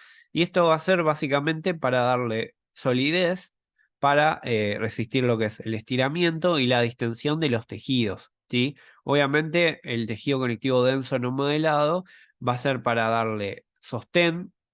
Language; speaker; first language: Spanish; native; Spanish